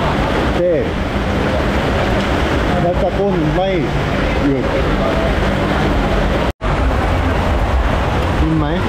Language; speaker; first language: Thai; non-native, learner; Korean